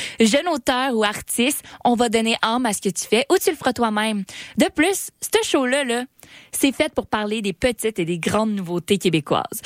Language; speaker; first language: French; native; French